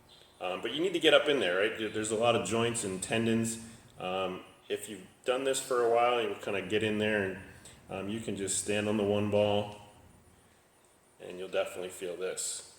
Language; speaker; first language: English; native; English